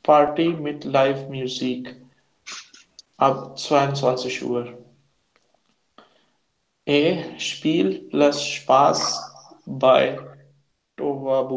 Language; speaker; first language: German; non-native, learner; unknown